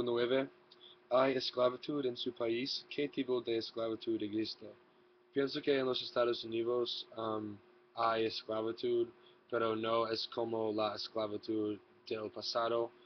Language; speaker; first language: Spanish; non-native, learner; English